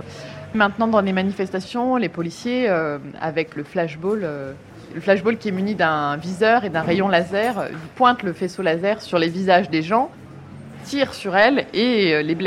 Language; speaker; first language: French; native; French